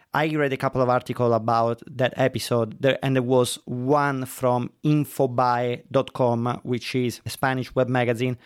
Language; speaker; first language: English; non-native, fluent; Italian